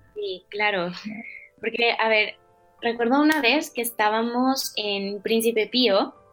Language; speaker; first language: Spanish; native; Spanish